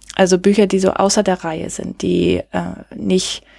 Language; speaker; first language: German; native; German